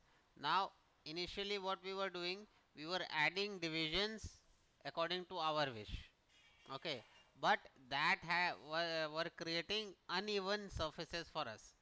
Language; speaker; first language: English; non-native, local second language; Hindi